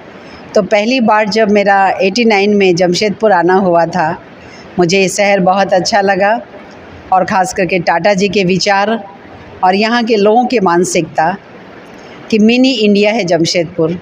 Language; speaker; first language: Hindi; native; Hindi